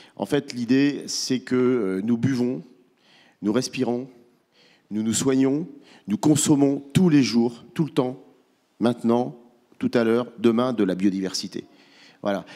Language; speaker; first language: French; native; French